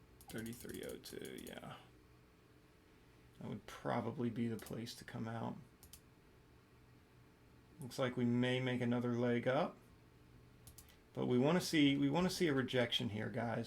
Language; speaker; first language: English; native; English